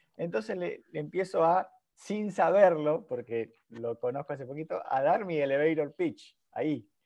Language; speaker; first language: Spanish; native; Spanish